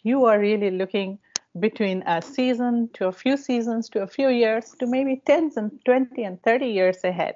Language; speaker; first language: English; non-native, local second language; Bangla